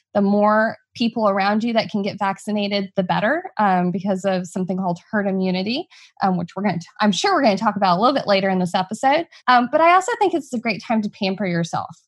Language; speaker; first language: English; native; English